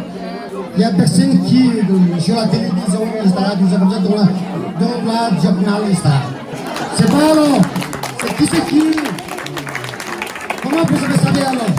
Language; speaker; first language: French; non-native, learner; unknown